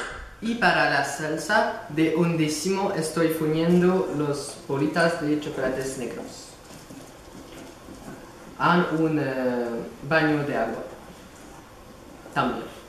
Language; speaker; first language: Spanish; non-native, learner; French